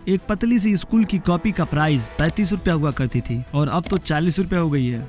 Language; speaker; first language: Hindi; native; Hindi